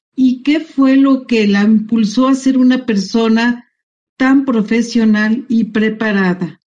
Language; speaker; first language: Spanish; native; Spanish